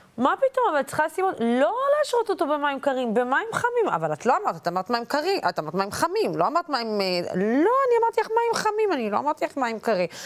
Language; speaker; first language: Hebrew; non-native, local second language; Arabic